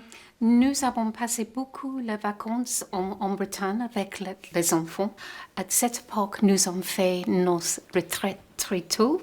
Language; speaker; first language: French; non-native, learner; English